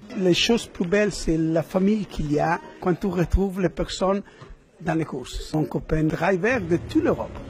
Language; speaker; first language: French; non-native, learner; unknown